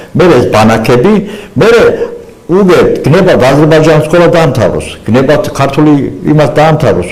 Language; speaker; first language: Georgian; non-native, local second language; Azerbaijani